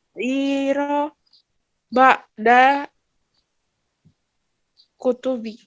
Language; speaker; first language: Arabic; non-native, learner; Indonesian